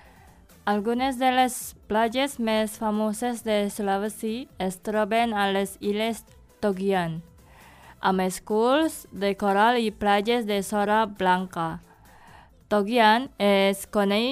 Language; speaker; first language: Catalan; non-native, learner; Indonesian